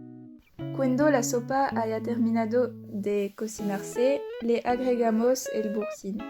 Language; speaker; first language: Spanish; non-native, learner; French